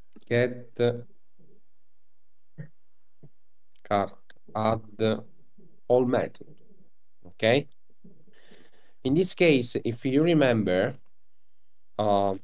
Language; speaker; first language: English; non-native, learner; Italian